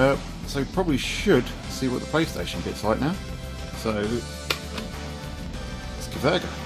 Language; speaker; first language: English; native; English